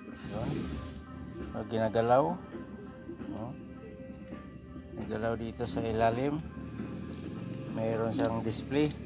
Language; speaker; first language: Filipino; non-native, local second language; Cebuano